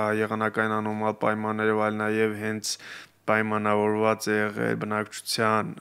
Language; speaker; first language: Armenian; native; Armenian